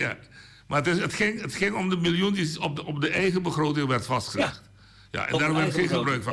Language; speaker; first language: Dutch; non-native, local second language; Papiamento